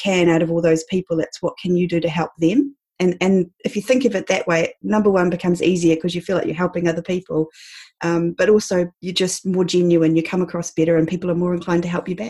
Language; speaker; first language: English; native; English